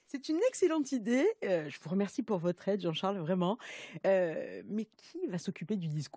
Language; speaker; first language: French; native; French